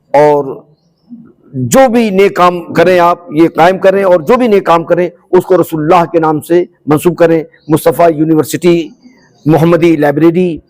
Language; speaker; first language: Urdu; native; Urdu